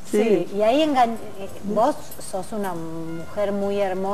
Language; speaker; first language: Spanish; native; Spanish